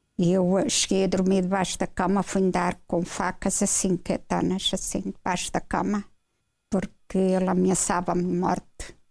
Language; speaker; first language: Portuguese; native; Portuguese